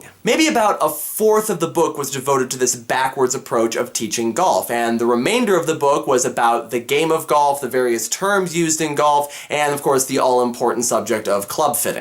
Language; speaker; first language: English; native; English